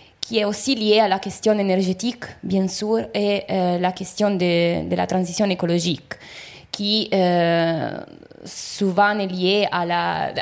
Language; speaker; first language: French; non-native, fluent; Italian